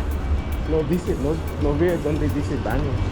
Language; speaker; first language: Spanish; non-native, learner; Haitian Creole